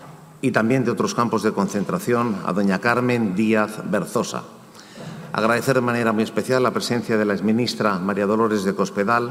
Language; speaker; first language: Spanish; native; Spanish